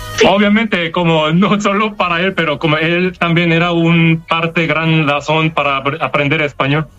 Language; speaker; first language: Spanish; non-native, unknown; Korean